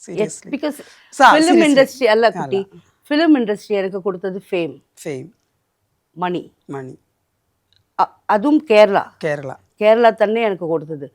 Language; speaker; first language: Malayalam; non-native, local second language; Tamil